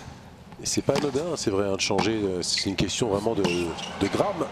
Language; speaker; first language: French; native; French